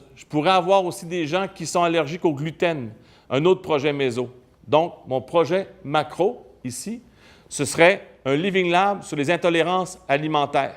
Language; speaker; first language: French; native; French